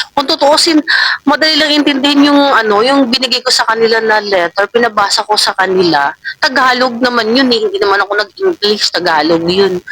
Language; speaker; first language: Filipino; non-native, local second language; Waray